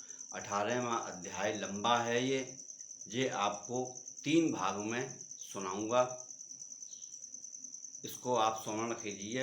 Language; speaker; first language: Hindi; native; Hindi